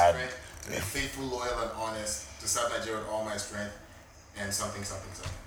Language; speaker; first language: English; native; English